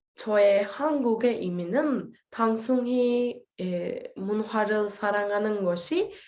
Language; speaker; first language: Korean; non-native, fluent; Turkish